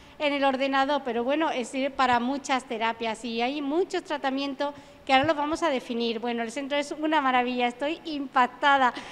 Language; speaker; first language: Spanish; native; Spanish